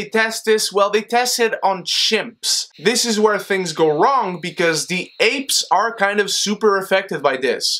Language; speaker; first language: English; non-native, fluent; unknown